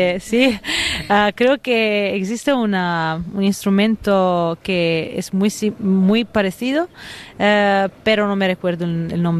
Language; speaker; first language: Spanish; non-native, fluent; Italian